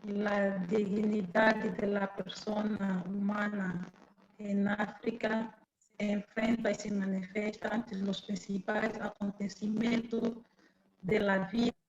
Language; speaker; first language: Spanish; non-native, fluent; Portuguese